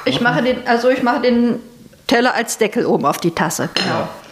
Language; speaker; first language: German; native; German